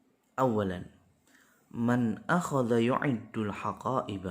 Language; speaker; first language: Arabic; non-native, fluent; Indonesian